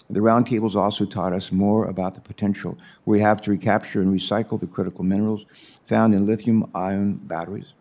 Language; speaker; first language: English; native; English